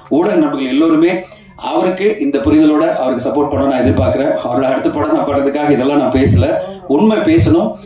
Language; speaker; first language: Tamil; native; Tamil